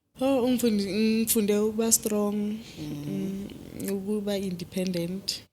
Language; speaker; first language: Zulu; native; Zulu